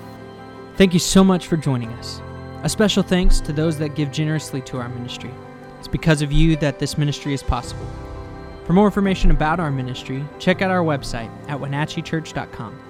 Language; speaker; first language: English; native; English